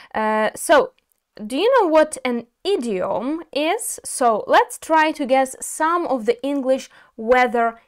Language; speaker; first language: English; non-native, fluent; Ukrainian